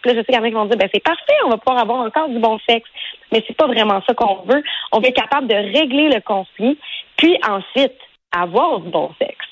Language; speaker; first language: French; native; French